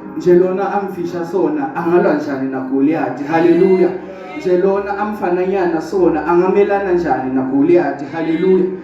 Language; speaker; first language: Zulu; non-native, local second language; Swati